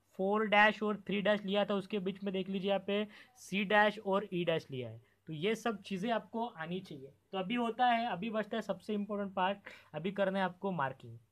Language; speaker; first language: Hindi; non-native, local second language; Marathi